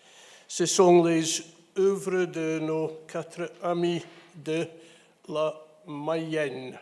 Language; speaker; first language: French; non-native, fluent; English